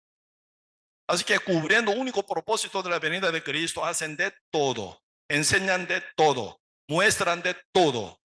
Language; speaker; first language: Spanish; non-native, learner; Korean